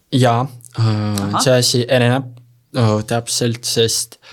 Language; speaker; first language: Estonian; non-native, learner; Russian